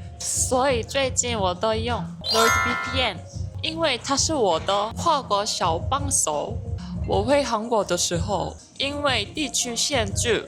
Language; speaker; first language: Chinese; non-native, learner; Korean